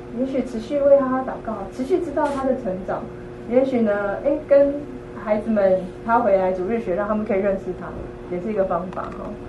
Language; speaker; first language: Chinese; native; Chinese